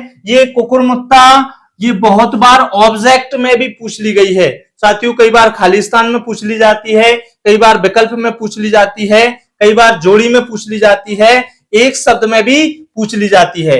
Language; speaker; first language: Hindi; native; Hindi